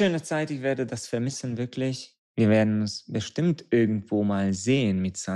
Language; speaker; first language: German; non-native, fluent; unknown